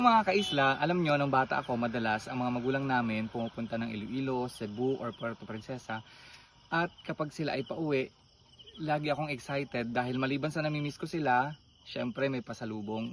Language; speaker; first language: Filipino; non-native, local second language; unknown